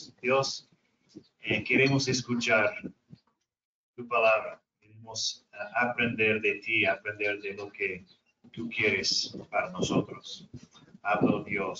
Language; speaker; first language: Spanish; non-native, fluent; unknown